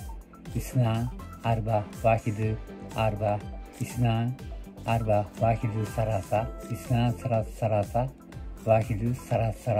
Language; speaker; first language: Arabic; non-native, learner; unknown